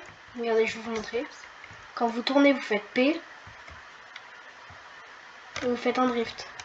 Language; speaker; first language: French; native; French